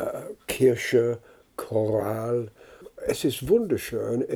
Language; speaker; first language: German; non-native, learner; English